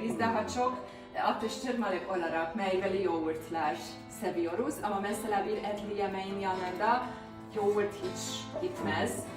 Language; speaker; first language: Turkish; non-native, fluent; Hungarian